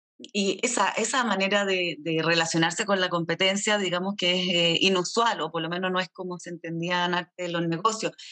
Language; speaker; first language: Spanish; native; Spanish